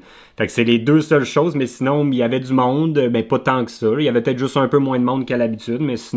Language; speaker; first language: French; native; French